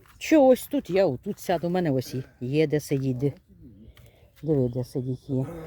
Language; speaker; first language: Ukrainian; native; Ukrainian